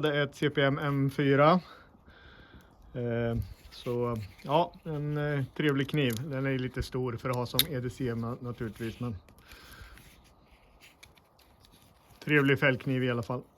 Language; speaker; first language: Swedish; native; Swedish